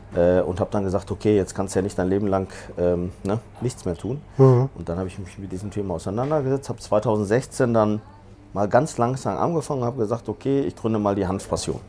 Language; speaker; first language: German; early bilingual, other home language; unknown